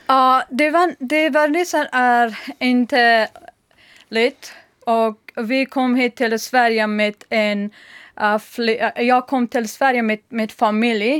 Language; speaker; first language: Swedish; non-native, learner; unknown